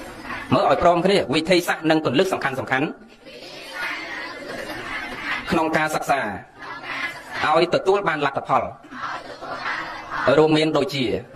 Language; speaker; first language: Khmer; native; Khmer